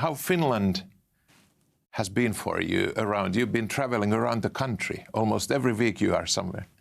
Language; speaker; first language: English; non-native, fluent; Finnish